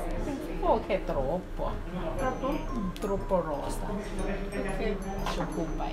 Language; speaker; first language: Italian; non-native, learner; Thai